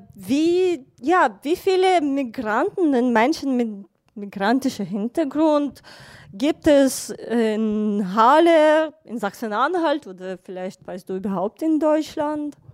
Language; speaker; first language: German; non-native, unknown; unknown